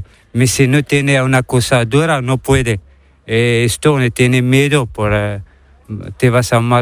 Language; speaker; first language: Spanish; non-native, learner; Arabic